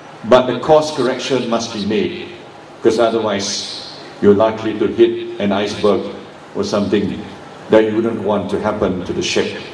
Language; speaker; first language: English; non-native, local second language; Malay